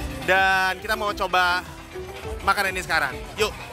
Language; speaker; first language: Indonesian; native; Indonesian